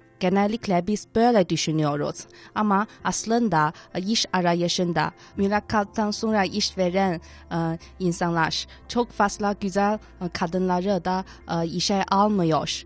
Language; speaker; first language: Turkish; non-native, learner; Chinese